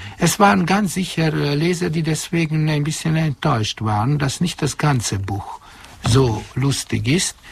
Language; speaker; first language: German; non-native, fluent; Hungarian